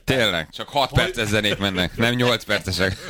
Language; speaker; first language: Hungarian; native; Hungarian